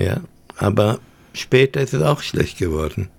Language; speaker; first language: German; early bilingual, heritage; German